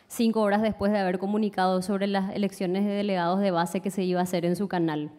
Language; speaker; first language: Spanish; native; Spanish